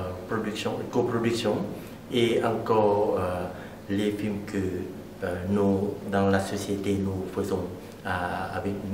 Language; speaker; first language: French; non-native, learner; Lao